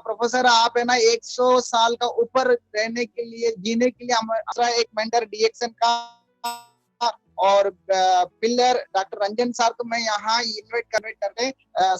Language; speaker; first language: Hindi; non-native, local second language; Tamil